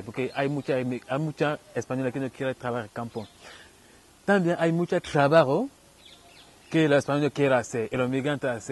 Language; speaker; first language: Spanish; non-native, fluent; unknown